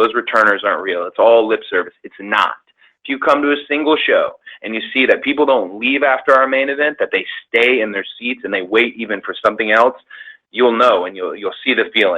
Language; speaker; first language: English; native; English